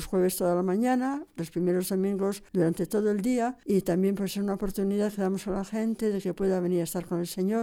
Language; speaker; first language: Spanish; native; Spanish